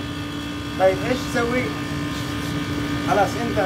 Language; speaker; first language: Arabic; non-native, learner; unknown